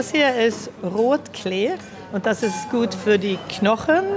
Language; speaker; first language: German; early bilingual, heritage; German